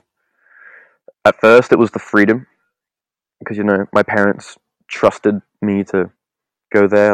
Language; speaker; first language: English; native; English